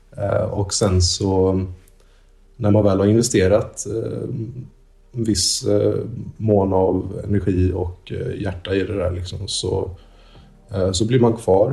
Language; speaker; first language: Swedish; native; Swedish